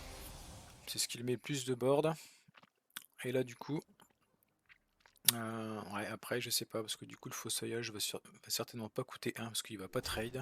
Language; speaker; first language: French; native; French